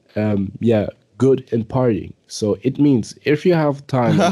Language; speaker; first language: English; early bilingual, other home language; German